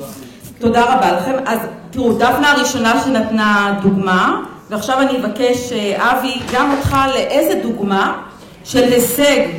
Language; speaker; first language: Hebrew; native; Hebrew